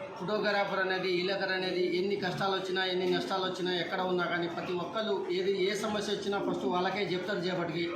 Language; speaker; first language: Telugu; non-native, local second language; Lambadi